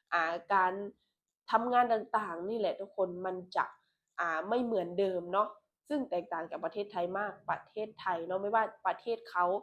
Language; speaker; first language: Thai; non-native, local second language; Lao